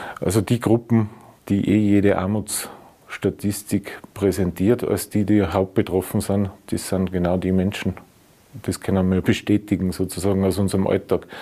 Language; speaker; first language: German; native; German